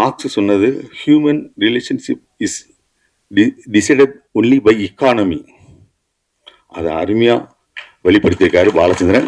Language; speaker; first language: Tamil; native; Tamil